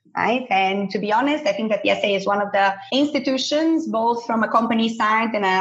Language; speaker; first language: English; non-native, fluent; Portuguese